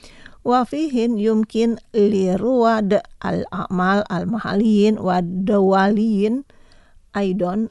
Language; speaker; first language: Arabic; non-native, fluent; Indonesian